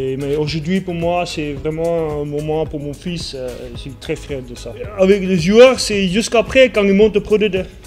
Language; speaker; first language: French; non-native, learner; Afrikaans